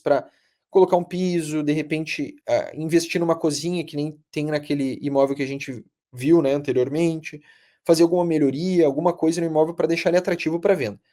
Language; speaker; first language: Portuguese; native; Portuguese